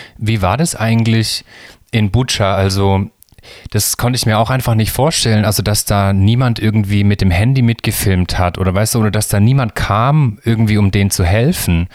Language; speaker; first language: German; native; German